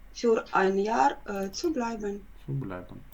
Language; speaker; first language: German; non-native, learner; Ukrainian